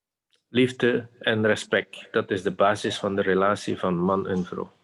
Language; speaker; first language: Dutch; non-native, fluent; Indonesian